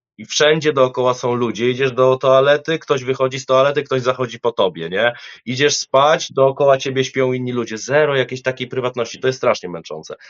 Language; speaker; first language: Polish; native; Polish